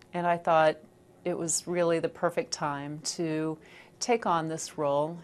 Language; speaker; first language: English; native; English